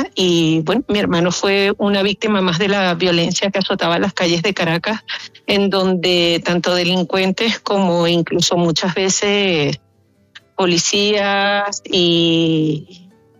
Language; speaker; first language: Spanish; native; Spanish